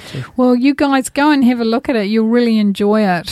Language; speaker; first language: English; native; English